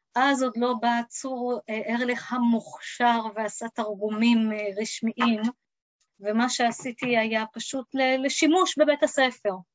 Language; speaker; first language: Hebrew; early bilingual, other home language; English